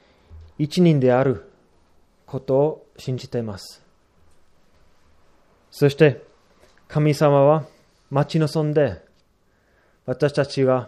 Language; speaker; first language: Japanese; non-native, fluent; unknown